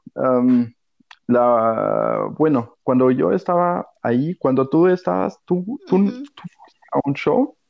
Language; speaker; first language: Spanish; non-native, fluent; German